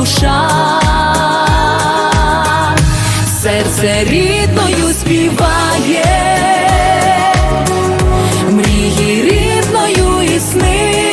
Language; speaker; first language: Ukrainian; native; Ukrainian